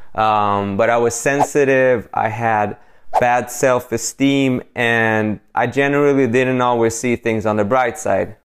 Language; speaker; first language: English; non-native, fluent; Swedish